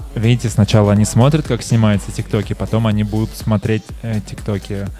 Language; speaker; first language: Russian; native; Russian